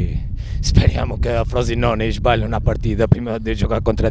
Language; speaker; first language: Italian; non-native, learner; Portuguese